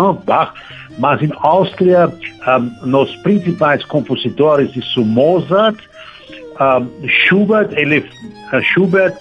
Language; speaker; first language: Portuguese; non-native, learner; German